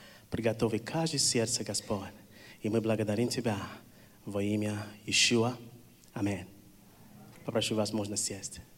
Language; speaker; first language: Russian; non-native, learner; English